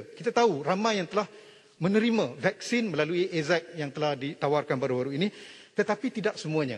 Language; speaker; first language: Malay; native; Malay